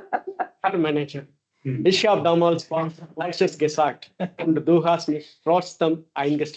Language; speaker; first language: German; non-native, fluent; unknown